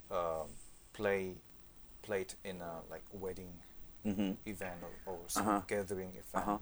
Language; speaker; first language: English; non-native, fluent; Indonesian